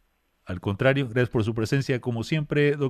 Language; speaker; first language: Spanish; native; Spanish